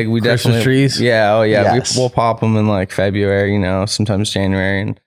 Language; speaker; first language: English; native; English